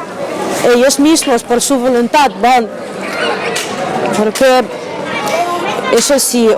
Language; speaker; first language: Spanish; non-native, fluent; Ukrainian